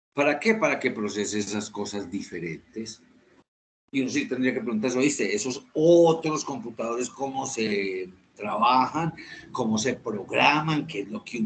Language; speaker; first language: Spanish; native; Spanish